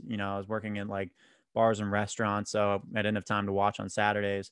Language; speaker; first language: English; native; English